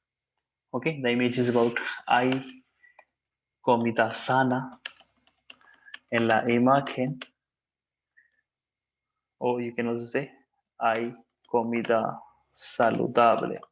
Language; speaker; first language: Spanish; non-native, fluent; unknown